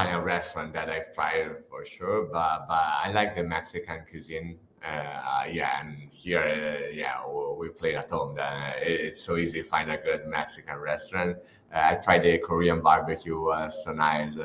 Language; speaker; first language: English; non-native, fluent; Italian